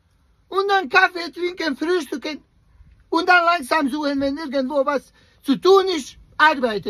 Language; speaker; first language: German; non-native, learner; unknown